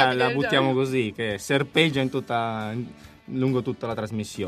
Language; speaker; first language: Italian; native; Italian